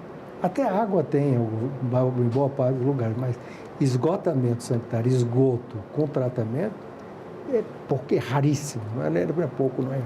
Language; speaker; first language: Portuguese; native; Portuguese